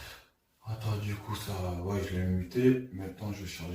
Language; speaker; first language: French; native; French